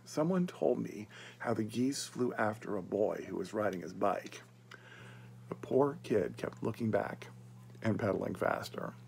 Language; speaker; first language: English; native; English